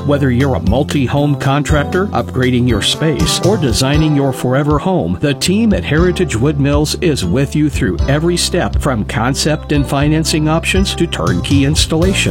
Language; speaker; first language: English; native; English